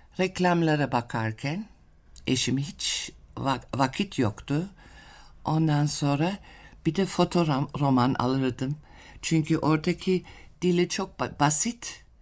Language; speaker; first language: Turkish; non-native, fluent; German